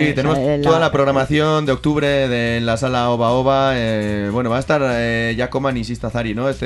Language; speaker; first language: Spanish; native; Spanish